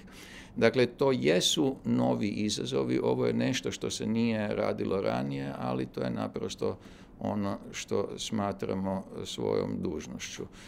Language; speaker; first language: Serbian; native; Serbian